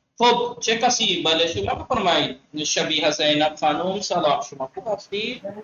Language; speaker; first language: Persian; non-native, fluent; Urdu